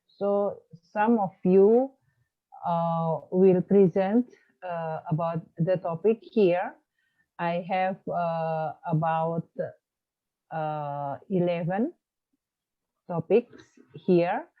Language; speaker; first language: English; non-native, fluent; Indonesian